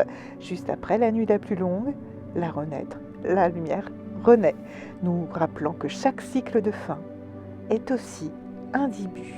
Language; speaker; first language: French; native; French